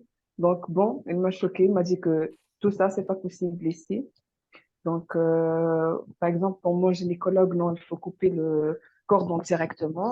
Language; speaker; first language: French; non-native, fluent; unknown